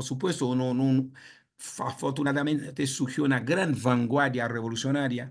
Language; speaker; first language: Spanish; non-native, fluent; Haitian Creole